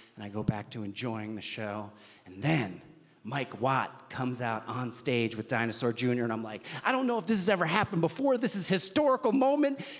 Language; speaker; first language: English; native; English